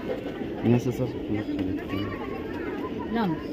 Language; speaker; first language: Hindi; non-native, local second language; Nepali